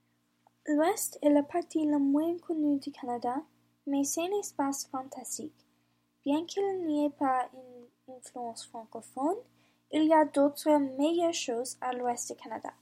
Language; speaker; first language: French; non-native, learner; English